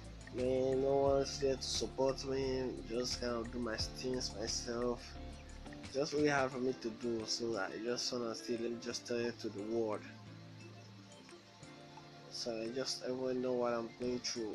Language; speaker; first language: English; non-native, local second language; Bini